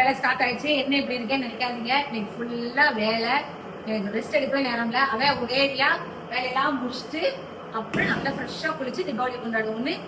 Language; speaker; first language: Tamil; native; Tamil